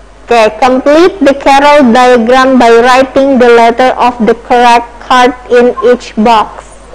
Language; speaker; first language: English; non-native, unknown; Indonesian